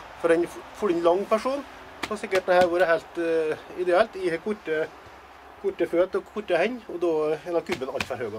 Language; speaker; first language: Norwegian; native; Norwegian